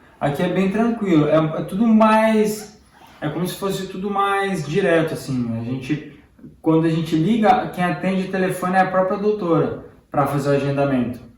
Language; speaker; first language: Portuguese; native; Portuguese